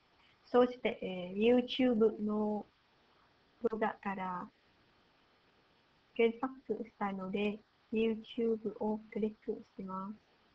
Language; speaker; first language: Japanese; non-native, learner; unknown